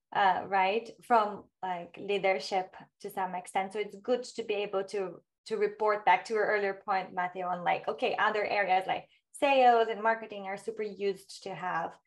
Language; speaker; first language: English; non-native, fluent; Portuguese